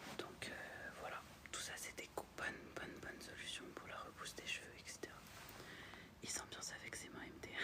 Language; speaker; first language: French; early bilingual, other home language; Arabic